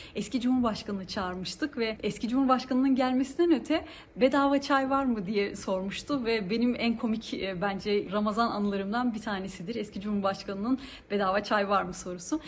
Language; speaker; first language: Turkish; early bilingual, heritage; Turkish